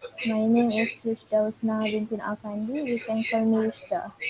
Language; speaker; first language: English; non-native, local second language; Malay